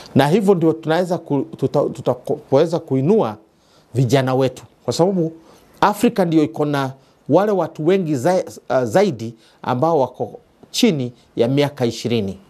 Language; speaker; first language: Swahili; non-native, local second language; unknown